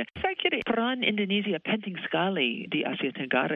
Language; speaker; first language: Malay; non-native, fluent; English